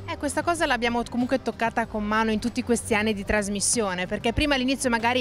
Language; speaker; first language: Italian; native; Italian